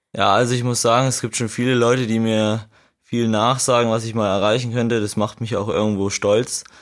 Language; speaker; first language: German; native; German